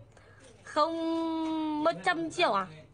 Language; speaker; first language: Vietnamese; non-native, learner; Indonesian